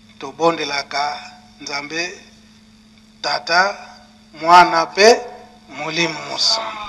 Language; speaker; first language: Lingala; non-native, local second language; Kongo